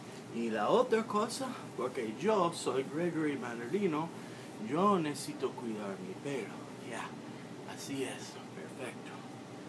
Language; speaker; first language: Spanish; non-native, learner; English